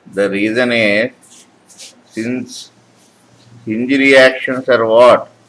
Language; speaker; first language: English; non-native, local second language; Urdu